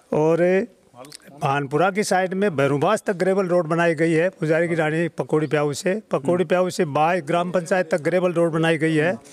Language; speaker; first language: Hindi; native; Hindi